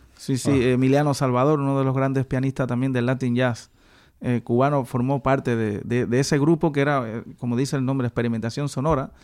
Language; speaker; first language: Spanish; native; Spanish